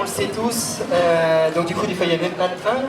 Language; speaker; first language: French; native; French